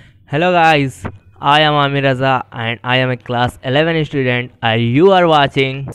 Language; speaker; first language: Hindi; native; Hindi